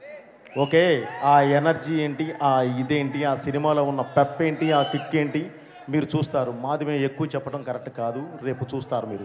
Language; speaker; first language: Telugu; native; Telugu